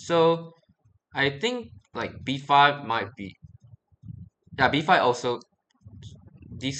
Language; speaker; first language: English; non-native, fluent; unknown